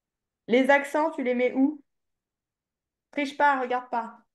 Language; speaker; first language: French; native; French